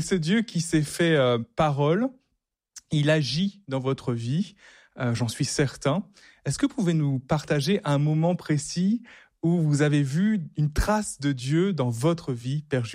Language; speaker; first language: French; native; French